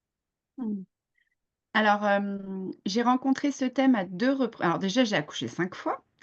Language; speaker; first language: French; native; French